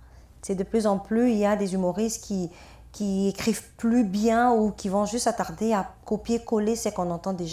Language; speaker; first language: French; native; French